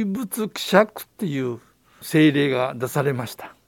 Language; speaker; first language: Japanese; native; Japanese